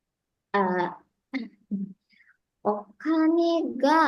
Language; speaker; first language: Japanese; non-native, learner; Indonesian